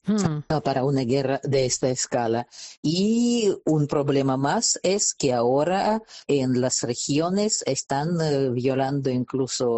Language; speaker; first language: Spanish; non-native, fluent; Russian